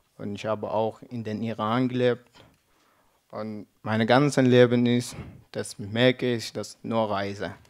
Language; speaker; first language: German; non-native, learner; Persian